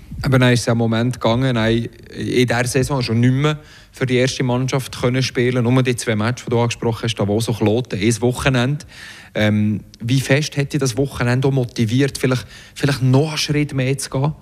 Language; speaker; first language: German; native; German